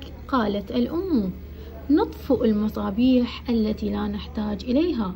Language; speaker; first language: Arabic; native; Arabic